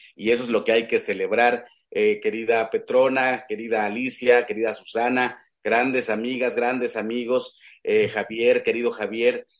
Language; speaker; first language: Spanish; non-native, local second language; Nahuatl languages